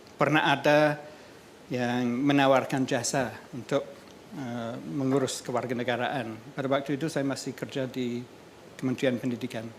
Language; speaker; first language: Indonesian; non-native, fluent; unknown